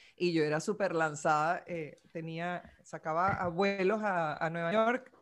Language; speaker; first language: Spanish; non-native, local second language; Galician